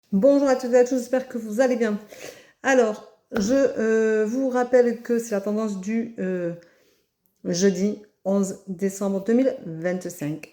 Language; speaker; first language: French; native; French